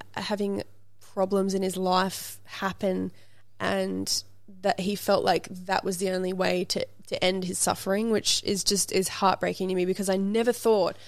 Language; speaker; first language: English; native; English